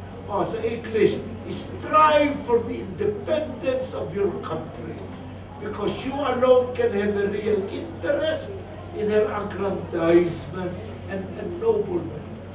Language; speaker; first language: English; non-native, local second language; Filipino